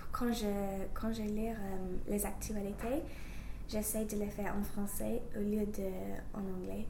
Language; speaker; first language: French; non-native, fluent; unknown